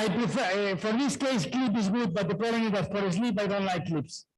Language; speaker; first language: English; non-native, fluent; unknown